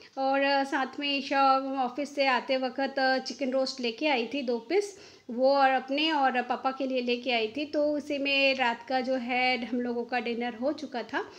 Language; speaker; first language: Hindi; non-native, local second language; Bangla